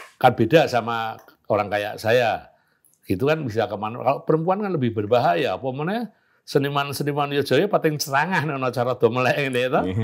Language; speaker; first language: Indonesian; non-native, local second language; Javanese